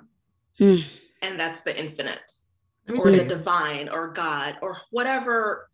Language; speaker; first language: English; native; English